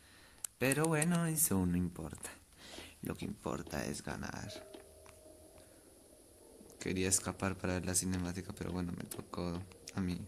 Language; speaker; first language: Spanish; native; Spanish